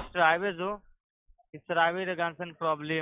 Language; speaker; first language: German; non-native, learner; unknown